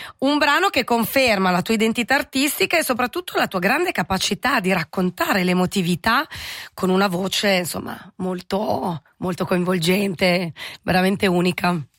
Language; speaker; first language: Italian; native; Italian